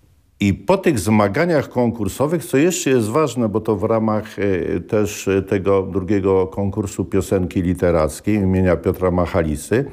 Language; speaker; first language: Polish; native; Polish